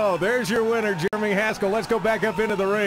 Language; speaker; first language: English; native; English